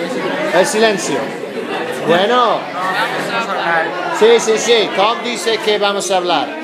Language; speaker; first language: Spanish; non-native, fluent; English